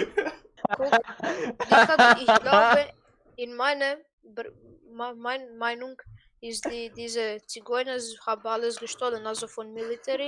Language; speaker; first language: German; non-native, learner; Croatian